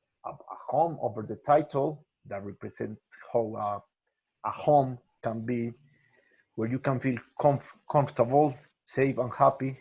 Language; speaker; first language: English; non-native, learner; Spanish